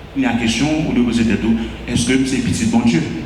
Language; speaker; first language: French; non-native, local second language; Haitian Creole